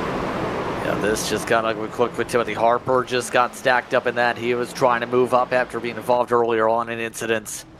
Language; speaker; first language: English; native; English